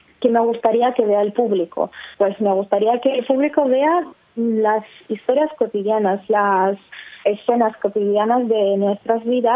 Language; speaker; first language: Spanish; non-native, fluent; Russian